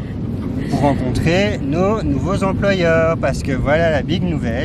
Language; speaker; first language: French; native; French